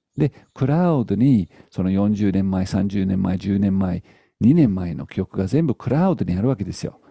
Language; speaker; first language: Japanese; native; Japanese